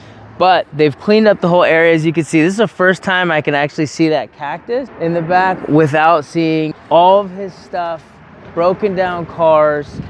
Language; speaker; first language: English; native; English